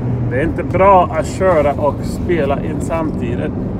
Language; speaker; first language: Swedish; non-native, fluent; English